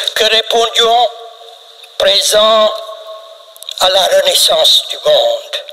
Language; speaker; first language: French; non-native, local second language; Wolof